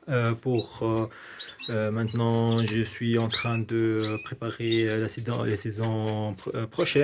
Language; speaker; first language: French; non-native, local second language; Arabic